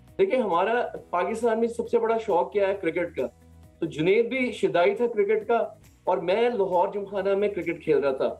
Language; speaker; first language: Urdu; native; Urdu